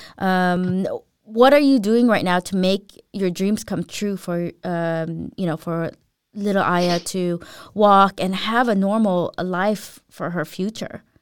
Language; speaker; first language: English; early bilingual, other home language; Filipino